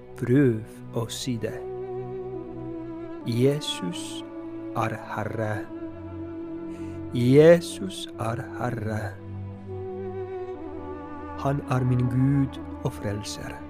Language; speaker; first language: Norwegian; non-native, fluent; Polish